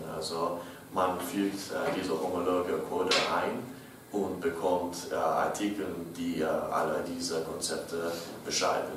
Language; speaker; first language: German; non-native, learner; English